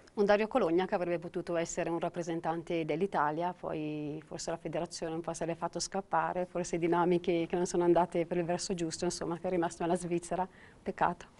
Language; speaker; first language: Italian; native; Italian